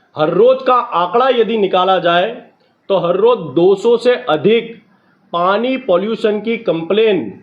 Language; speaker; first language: Hindi; non-native, local second language; Gujarati